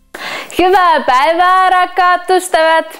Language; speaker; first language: Finnish; non-native, fluent; Russian